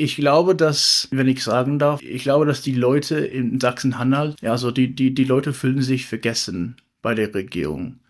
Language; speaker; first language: German; non-native, learner; English